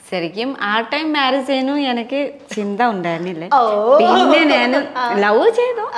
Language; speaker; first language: Malayalam; non-native, learner; Nepali